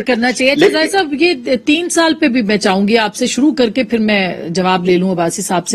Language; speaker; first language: Urdu; native; Urdu